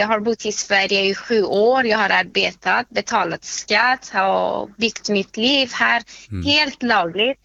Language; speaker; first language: Swedish; non-native, fluent; Persian